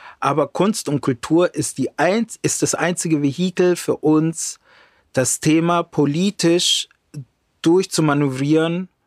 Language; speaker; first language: German; early bilingual, other home language; Romany